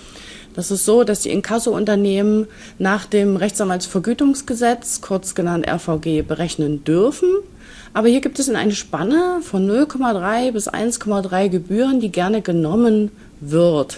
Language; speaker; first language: German; native; German